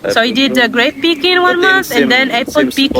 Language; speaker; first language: English; non-native, fluent; Italian